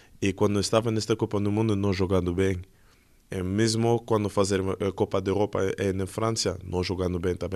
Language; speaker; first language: Portuguese; non-native, learner; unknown